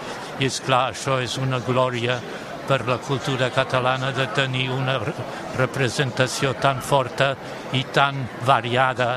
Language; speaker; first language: Catalan; non-native, fluent; German